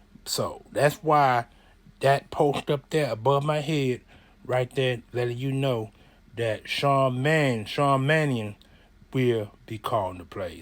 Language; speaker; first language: English; native; English